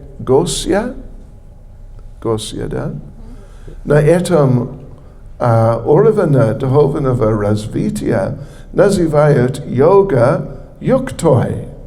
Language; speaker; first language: Russian; non-native, learner; English